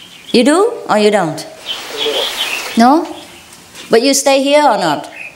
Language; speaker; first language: English; non-native, fluent; Vietnamese